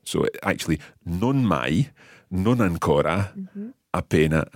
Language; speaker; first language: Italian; non-native, fluent; English